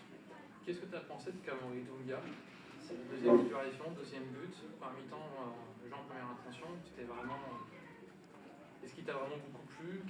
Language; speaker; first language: French; native; French